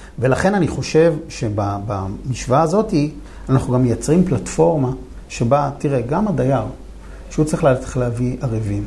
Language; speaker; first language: Hebrew; native; Hebrew